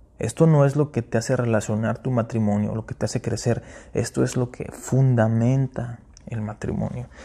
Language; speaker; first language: Spanish; early bilingual, heritage; Spanish